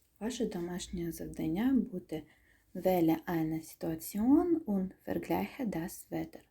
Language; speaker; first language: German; non-native, fluent; Ukrainian